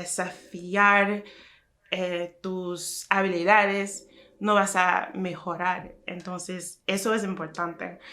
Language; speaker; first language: Spanish; non-native, fluent; English